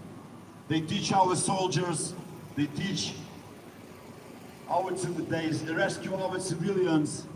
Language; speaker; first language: English; non-native, learner; Ukrainian